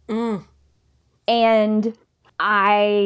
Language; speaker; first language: English; native; English